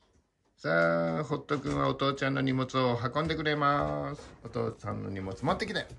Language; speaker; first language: Japanese; native; Japanese